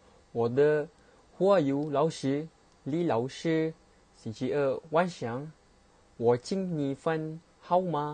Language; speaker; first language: Chinese; non-native, learner; Malay